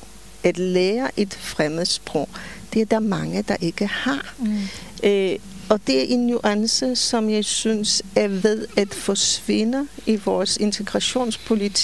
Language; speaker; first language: Danish; non-native, fluent; Polish